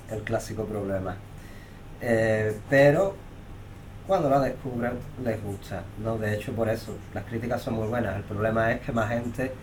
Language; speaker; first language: Spanish; native; Spanish